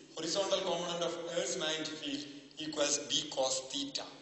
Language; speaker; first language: English; non-native, local second language; Malayalam